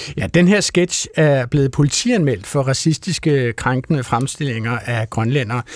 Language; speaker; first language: Danish; native; Danish